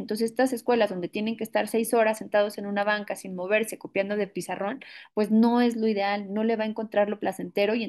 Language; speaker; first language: Spanish; native; Spanish